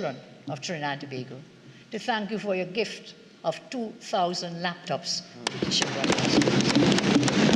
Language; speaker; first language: English; native; English